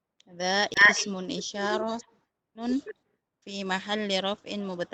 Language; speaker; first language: Arabic; non-native, learner; Indonesian